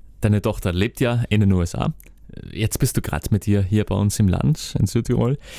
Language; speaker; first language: German; native; German